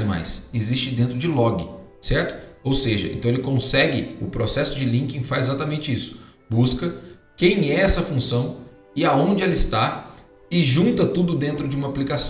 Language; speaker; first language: Portuguese; native; Portuguese